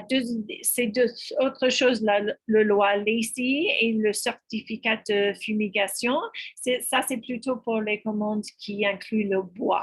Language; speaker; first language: French; non-native, fluent; English